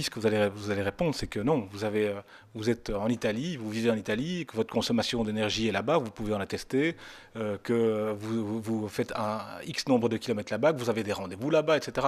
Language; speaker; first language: French; native; French